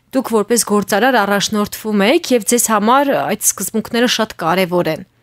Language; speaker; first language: Armenian; native; Armenian